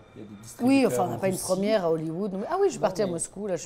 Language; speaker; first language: French; native; French